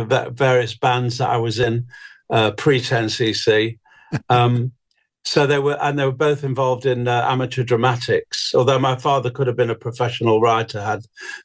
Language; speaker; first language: English; native; English